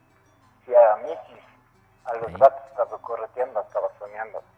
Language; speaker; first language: Spanish; non-native, local second language; Quechua